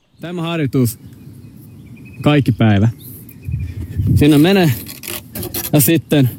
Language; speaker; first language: Finnish; non-native, local second language; Swedish